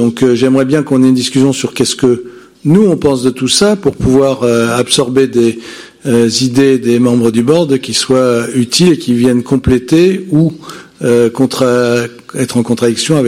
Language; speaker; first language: French; native; French